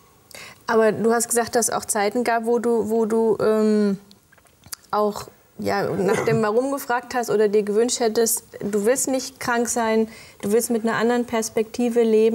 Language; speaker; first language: German; native; German